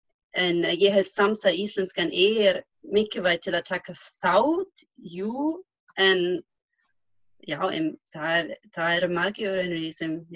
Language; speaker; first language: Icelandic; non-native, learner; German